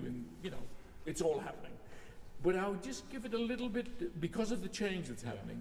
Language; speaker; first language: English; native; English